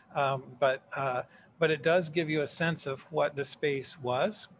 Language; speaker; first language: English; native; English